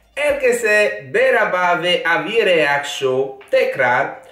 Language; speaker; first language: Turkish; non-native, learner; Italian